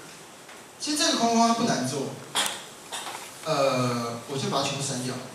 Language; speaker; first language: Chinese; native; Chinese